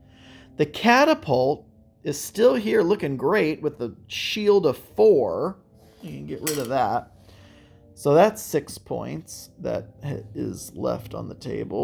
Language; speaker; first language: English; native; English